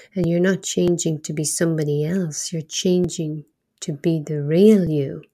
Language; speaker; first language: English; native; English